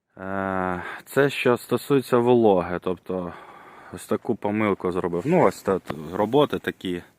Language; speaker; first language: Ukrainian; non-native, local second language; Russian